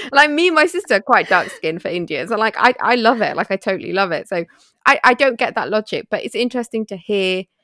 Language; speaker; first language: English; early bilingual, other home language; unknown